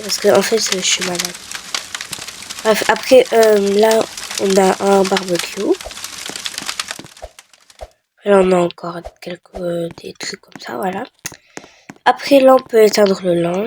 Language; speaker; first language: French; native; French